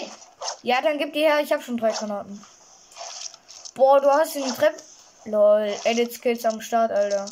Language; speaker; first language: German; native; German